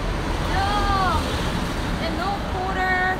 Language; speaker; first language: English; non-native, fluent; Korean